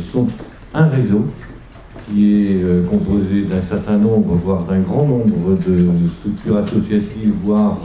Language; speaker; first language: French; native; French